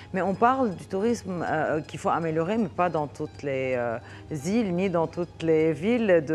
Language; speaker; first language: French; non-native, local second language; Arabic